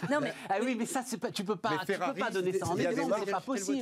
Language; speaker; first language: French; native; French